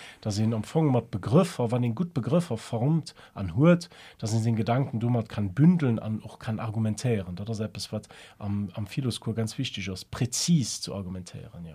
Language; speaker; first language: Luxembourgish; early bilingual, other home language; German